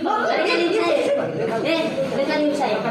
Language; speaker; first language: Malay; non-native, local second language; Nias